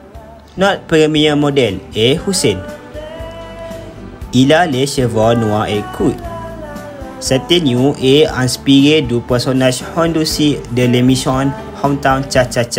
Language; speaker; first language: French; non-native, learner; Malay